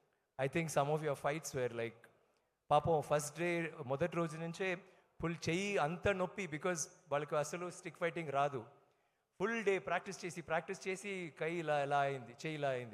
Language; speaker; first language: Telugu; non-native, learner; Tamil